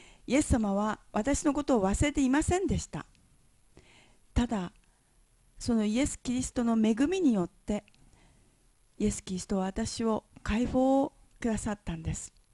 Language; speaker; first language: Japanese; native; Japanese